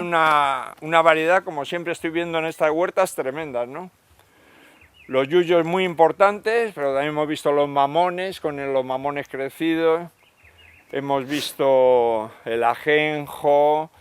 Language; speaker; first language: Spanish; native; Spanish